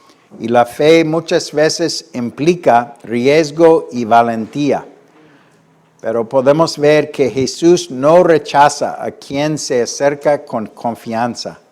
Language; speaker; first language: Spanish; non-native, fluent; English